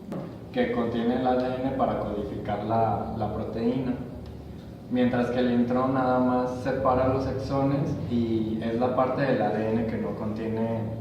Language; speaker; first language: Spanish; native; Spanish